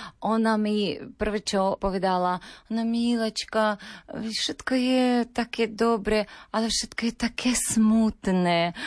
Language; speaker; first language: Slovak; non-native, learner; Ukrainian